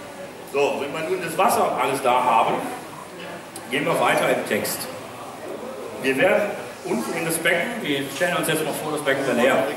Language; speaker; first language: German; native; German